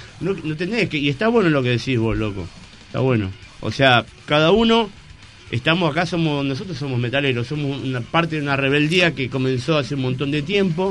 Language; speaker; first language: Spanish; native; Spanish